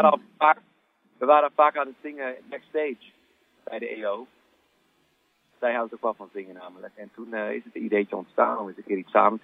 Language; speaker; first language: Dutch; native; Dutch